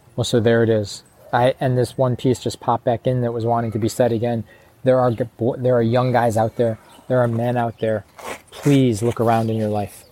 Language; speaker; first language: English; native; English